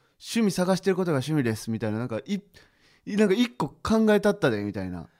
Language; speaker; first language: Japanese; native; Japanese